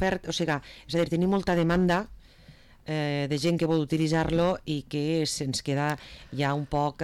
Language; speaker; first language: Catalan; native; Catalan